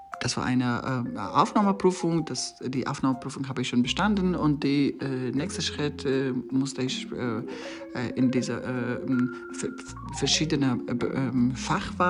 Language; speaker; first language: German; non-native, learner; Persian